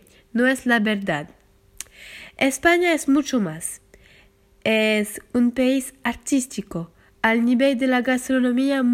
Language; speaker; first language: Spanish; non-native, learner; French